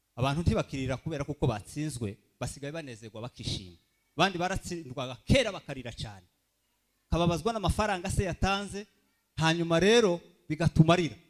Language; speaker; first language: Kinyarwanda; early bilingual, heritage; Kinyarwanda